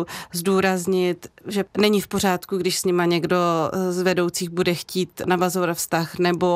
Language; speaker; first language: Czech; native; Czech